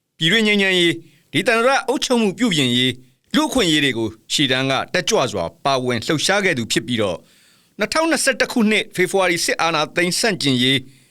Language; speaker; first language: Burmese; native; Burmese